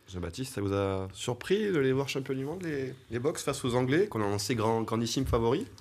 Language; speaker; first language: French; native; French